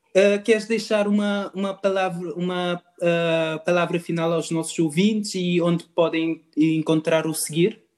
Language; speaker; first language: Portuguese; non-native, local second language; Kabuverdianu